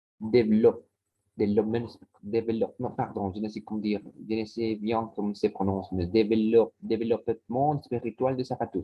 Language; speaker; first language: French; non-native, learner; Spanish